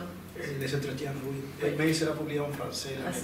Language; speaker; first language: French; non-native, fluent; Spanish